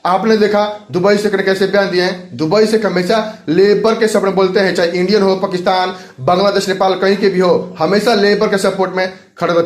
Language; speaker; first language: Hindi; native; Hindi